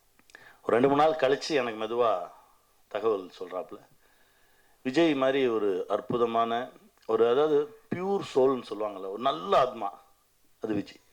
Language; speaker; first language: Tamil; native; Tamil